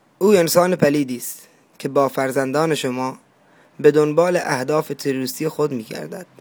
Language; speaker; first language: Persian; non-native, local second language; Baluchi